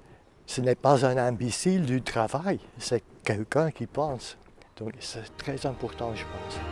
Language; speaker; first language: French; non-native, fluent; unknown